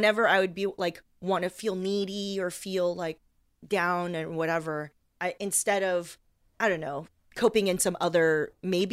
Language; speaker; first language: English; native; English